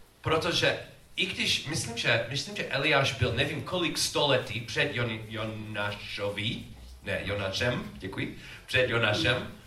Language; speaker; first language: Czech; non-native, learner; English